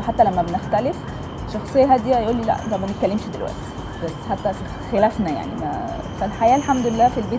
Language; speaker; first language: Arabic; native; Arabic